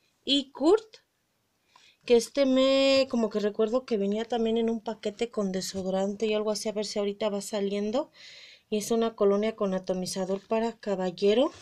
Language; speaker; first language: Spanish; native; Spanish